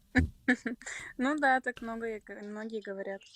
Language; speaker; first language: Russian; native; Russian